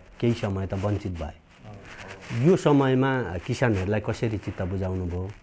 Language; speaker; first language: Nepali; native; Nepali